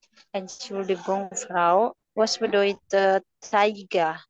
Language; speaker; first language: German; non-native, learner; Indonesian